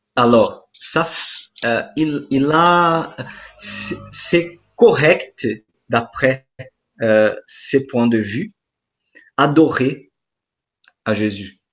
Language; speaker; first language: French; non-native, fluent; Portuguese